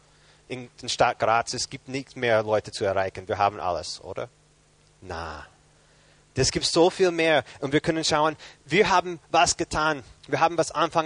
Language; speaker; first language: German; non-native, fluent; English